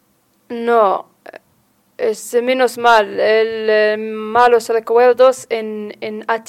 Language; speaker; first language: Spanish; non-native, learner; Arabic